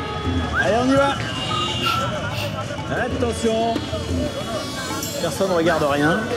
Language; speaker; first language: French; native; French